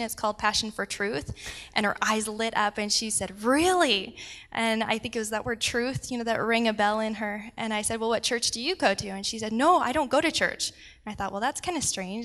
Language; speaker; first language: English; native; English